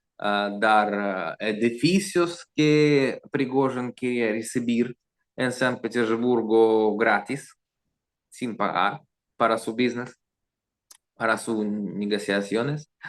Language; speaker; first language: Spanish; non-native, learner; Russian